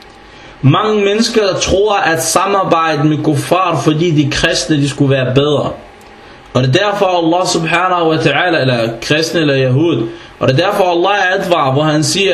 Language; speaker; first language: Danish; non-native, fluent; Arabic